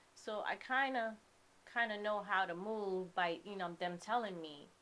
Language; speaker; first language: English; native; English